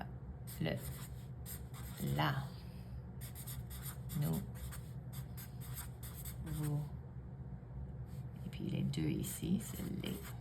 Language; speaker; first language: French; non-native, fluent; English